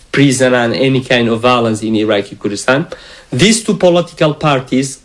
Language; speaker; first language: English; non-native, fluent; Kurdish